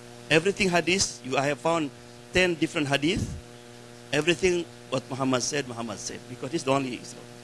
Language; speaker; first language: English; non-native, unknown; Indonesian